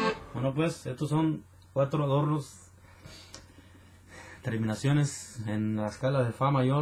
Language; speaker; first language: Spanish; native; Spanish